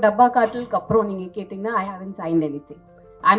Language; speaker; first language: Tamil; non-native, fluent; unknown